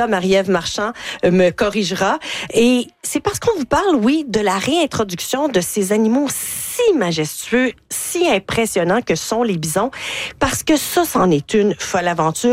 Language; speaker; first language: French; native; French